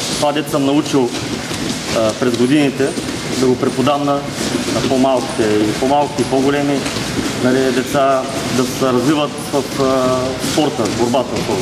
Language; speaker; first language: Bulgarian; native; Bulgarian